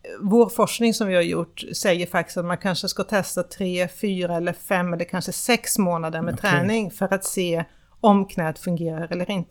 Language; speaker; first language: Swedish; native; Swedish